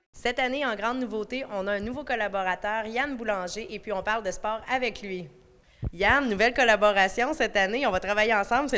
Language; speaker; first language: French; native; French